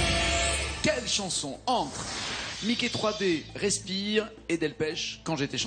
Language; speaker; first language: French; native; French